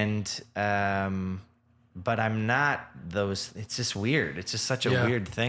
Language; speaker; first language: English; native; English